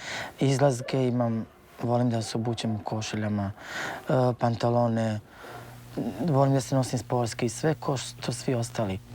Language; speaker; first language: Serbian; non-native, local second language; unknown